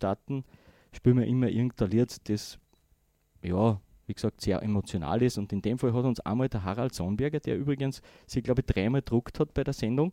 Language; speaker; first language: German; native; German